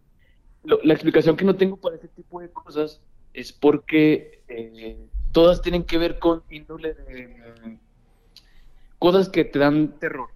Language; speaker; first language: Spanish; native; Spanish